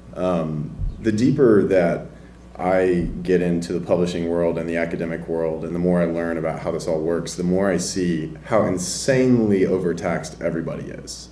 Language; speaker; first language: English; native; English